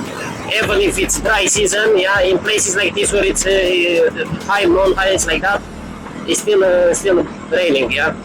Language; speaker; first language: English; non-native, learner; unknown